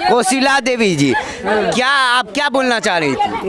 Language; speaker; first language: Hindi; native; Hindi